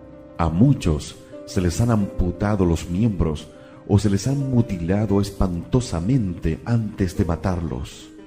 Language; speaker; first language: Spanish; native; Spanish